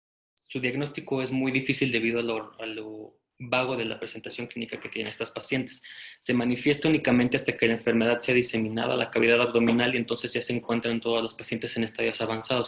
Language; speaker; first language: Spanish; native; Spanish